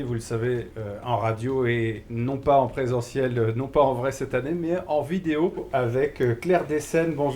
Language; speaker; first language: French; native; French